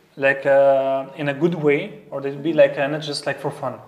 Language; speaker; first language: English; non-native, fluent; Arabic